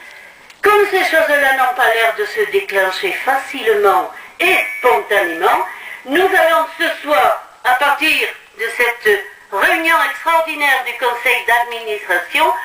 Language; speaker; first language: French; native; French